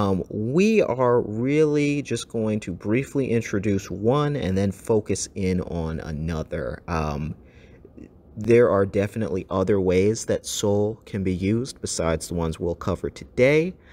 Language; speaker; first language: English; native; English